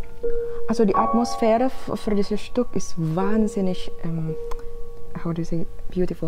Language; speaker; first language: German; non-native, fluent; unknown